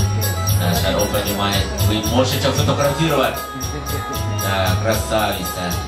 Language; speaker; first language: Russian; non-native, learner; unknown